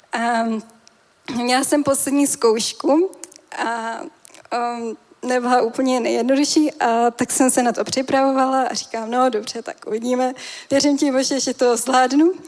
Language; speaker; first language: Czech; native; Czech